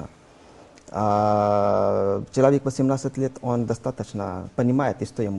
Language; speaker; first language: Russian; non-native, learner; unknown